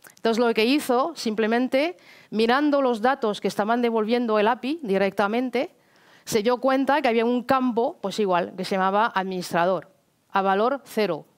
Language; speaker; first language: Spanish; non-native, fluent; French